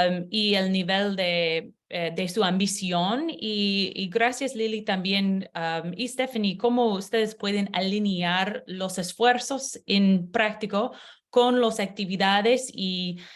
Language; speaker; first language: Spanish; non-native, learner; English